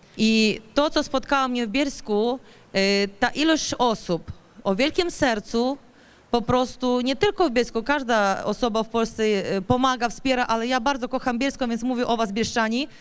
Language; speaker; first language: Polish; non-native, fluent; Ukrainian